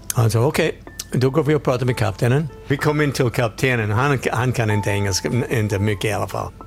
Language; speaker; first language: Swedish; non-native, fluent; English